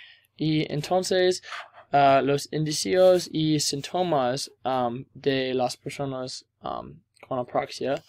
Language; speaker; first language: Spanish; non-native, learner; English